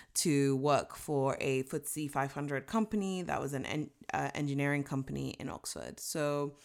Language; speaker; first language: English; non-native, local second language; Yoruba